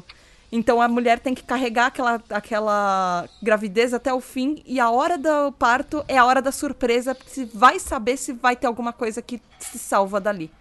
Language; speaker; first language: Portuguese; native; Portuguese